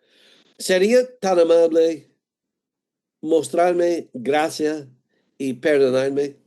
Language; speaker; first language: Spanish; non-native, fluent; English